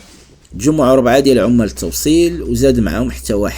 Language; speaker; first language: Arabic; native; Arabic